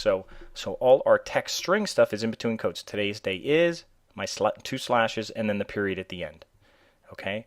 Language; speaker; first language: English; native; English